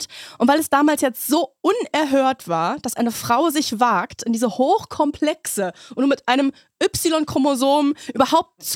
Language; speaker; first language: German; native; German